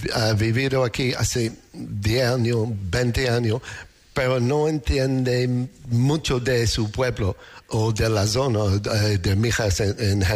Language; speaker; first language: Spanish; non-native, learner; English